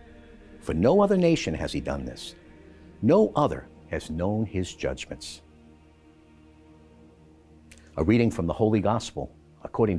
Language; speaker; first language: English; native; English